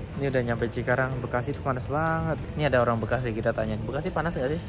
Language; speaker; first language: Indonesian; native; Indonesian